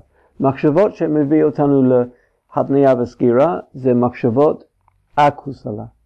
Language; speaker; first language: Hebrew; non-native, fluent; English